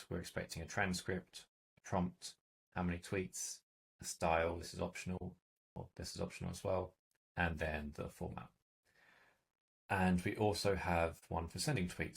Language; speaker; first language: English; native; English